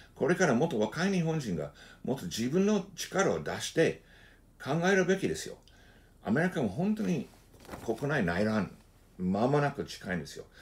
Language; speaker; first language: Japanese; non-native, fluent; English